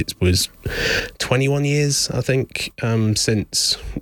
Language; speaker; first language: English; native; English